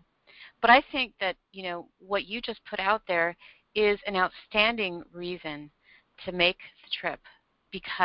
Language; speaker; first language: English; native; English